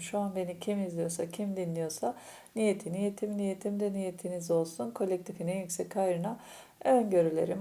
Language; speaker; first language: Turkish; native; Turkish